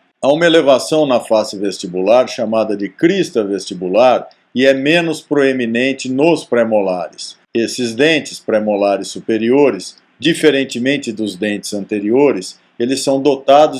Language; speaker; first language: Portuguese; native; Portuguese